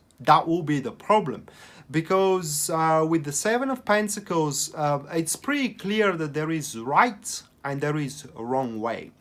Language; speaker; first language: English; non-native, fluent; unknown